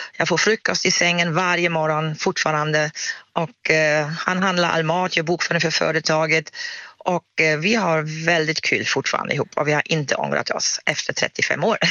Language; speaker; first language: Swedish; non-native, fluent; German